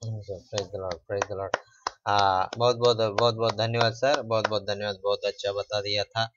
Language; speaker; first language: Hindi; non-native, local second language; Telugu